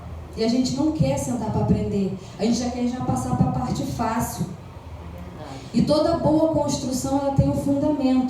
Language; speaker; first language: Portuguese; native; Portuguese